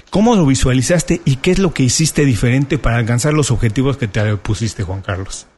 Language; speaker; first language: Spanish; native; Spanish